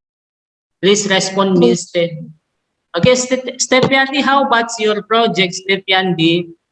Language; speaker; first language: English; non-native, learner; Indonesian